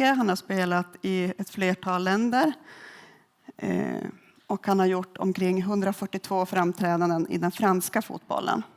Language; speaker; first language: Swedish; native; Swedish